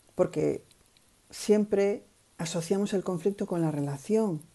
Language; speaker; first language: Spanish; native; Spanish